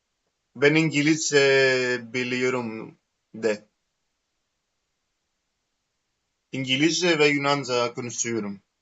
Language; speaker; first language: Turkish; non-native, learner; Greek